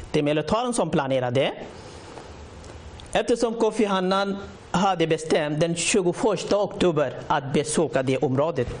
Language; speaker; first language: Swedish; non-native, learner; Rohingya